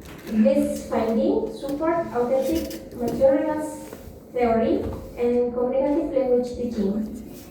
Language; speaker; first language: English; non-native, fluent; Indonesian